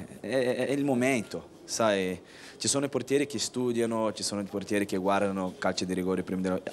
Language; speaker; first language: Italian; non-native, fluent; Portuguese